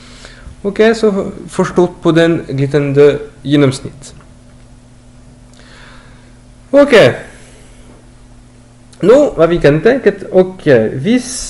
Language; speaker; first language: Norwegian; non-native, fluent; French